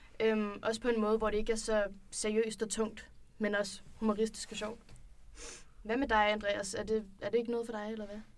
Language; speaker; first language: Danish; native; Danish